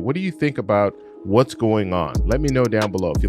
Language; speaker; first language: English; native; English